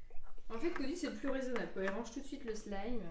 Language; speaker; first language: French; native; French